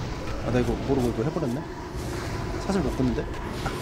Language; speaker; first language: Korean; native; Korean